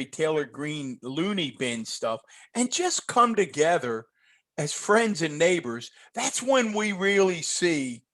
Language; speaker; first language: English; native; English